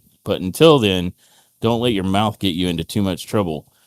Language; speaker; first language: English; native; English